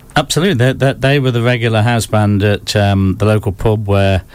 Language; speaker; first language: English; native; English